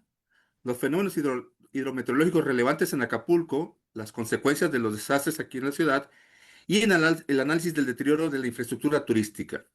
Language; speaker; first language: Spanish; native; Spanish